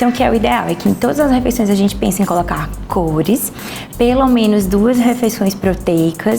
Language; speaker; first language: Portuguese; native; Portuguese